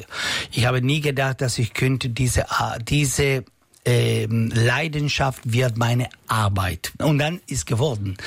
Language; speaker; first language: German; non-native, local second language; Italian